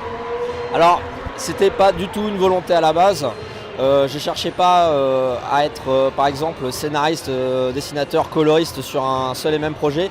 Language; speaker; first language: French; native; French